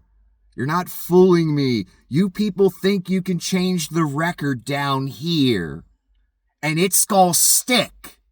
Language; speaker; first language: English; native; English